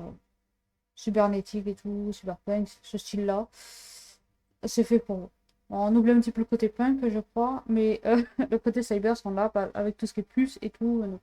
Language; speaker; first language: French; native; French